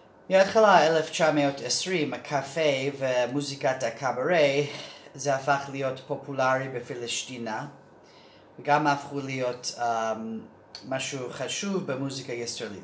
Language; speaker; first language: Hebrew; non-native, learner; English